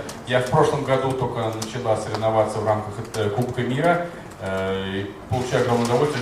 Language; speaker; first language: Russian; native; Russian